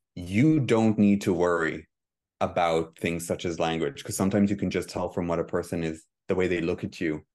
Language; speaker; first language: English; early bilingual, heritage; Hebrew